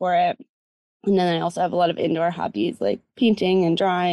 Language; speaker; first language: English; native; English